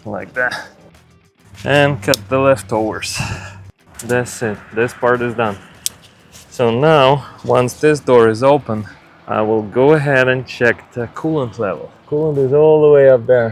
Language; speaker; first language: English; non-native, fluent; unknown